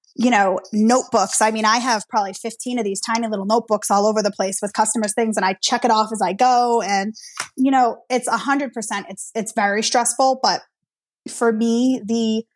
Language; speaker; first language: English; native; English